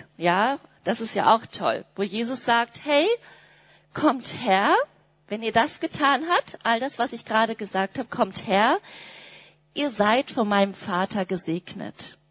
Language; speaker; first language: German; native; German